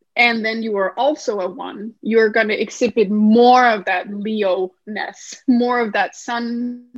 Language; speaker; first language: English; non-native, fluent; Danish